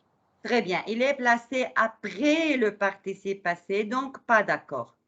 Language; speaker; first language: French; non-native, fluent; Arabic